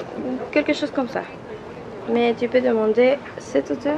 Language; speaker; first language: French; non-native, learner; Spanish